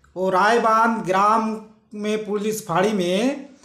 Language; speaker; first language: Hindi; non-native, local second language; Santali